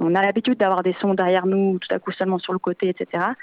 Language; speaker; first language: French; native; French